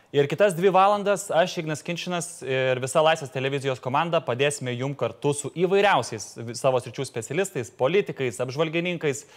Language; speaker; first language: Lithuanian; native; Lithuanian